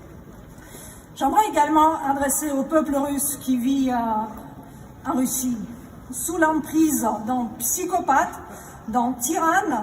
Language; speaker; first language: French; non-native, fluent; Russian